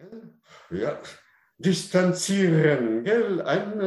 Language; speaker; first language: German; non-native, learner; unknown